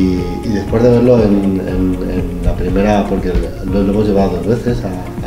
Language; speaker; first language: Spanish; native; Spanish